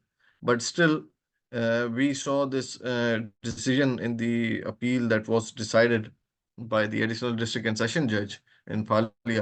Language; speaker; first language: English; non-native, local second language; Urdu